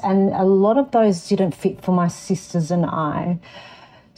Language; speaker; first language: English; native; English